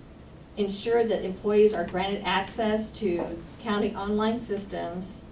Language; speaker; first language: English; native; English